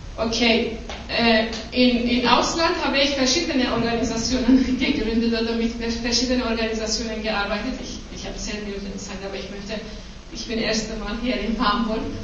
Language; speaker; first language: German; non-native, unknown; Persian